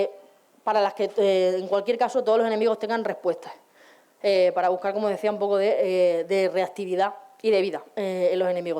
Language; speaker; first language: Spanish; native; Spanish